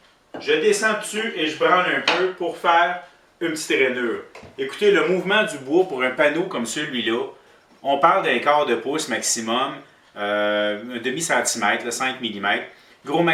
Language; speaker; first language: French; native; French